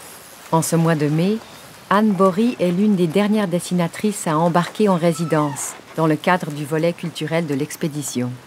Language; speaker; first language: French; native; French